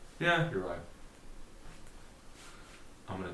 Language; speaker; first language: English; native; English